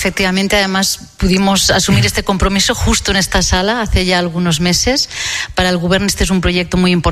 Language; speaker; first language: Spanish; non-native, local second language; Catalan